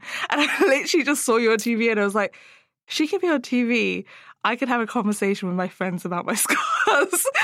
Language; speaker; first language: English; native; English